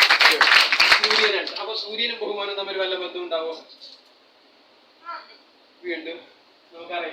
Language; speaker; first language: Malayalam; native; Malayalam